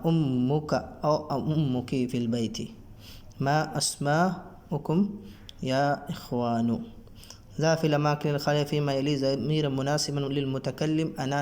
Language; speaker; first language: Arabic; non-native, fluent; Urdu